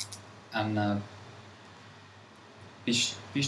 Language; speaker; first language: Arabic; non-native, learner; English